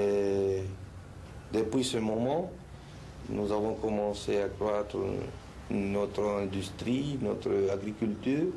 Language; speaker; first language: French; non-native, fluent; Spanish